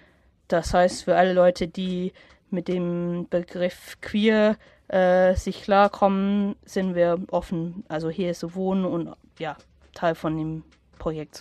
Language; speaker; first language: German; non-native, fluent; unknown